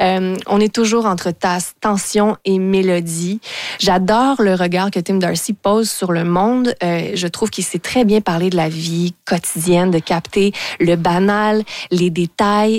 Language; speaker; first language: French; native; French